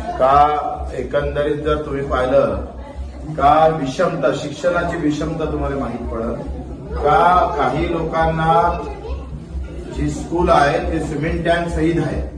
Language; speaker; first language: Marathi; native; Marathi